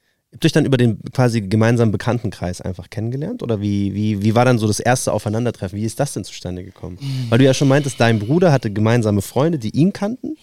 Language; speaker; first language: German; native; German